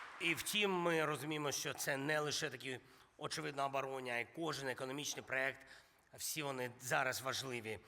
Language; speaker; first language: Ukrainian; non-native, local second language; Russian